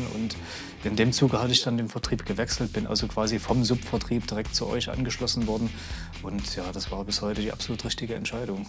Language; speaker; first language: German; native; German